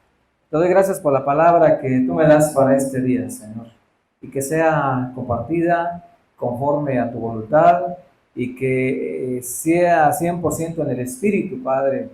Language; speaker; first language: Spanish; native; Spanish